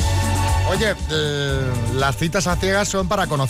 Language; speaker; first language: Spanish; native; Spanish